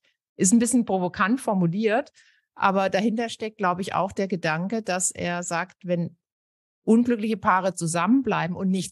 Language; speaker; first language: German; native; German